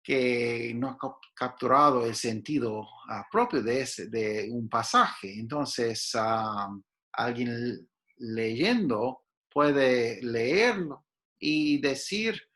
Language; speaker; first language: Spanish; non-native, fluent; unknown